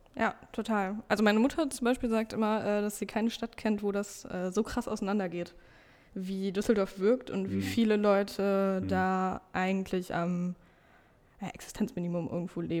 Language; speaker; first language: German; native; German